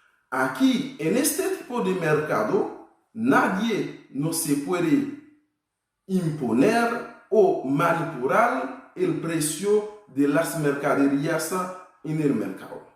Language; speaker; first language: Spanish; non-native, fluent; Haitian Creole